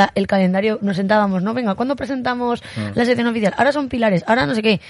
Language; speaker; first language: Spanish; native; Spanish